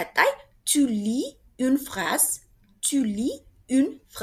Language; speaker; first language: French; non-native, fluent; Amharic